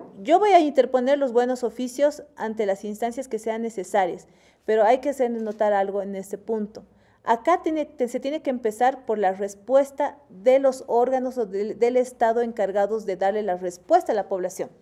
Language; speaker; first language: Spanish; native; Spanish